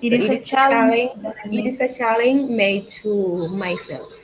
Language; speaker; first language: English; non-native, learner; Spanish